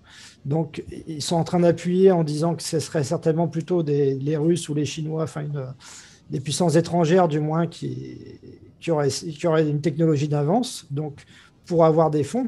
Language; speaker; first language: French; native; French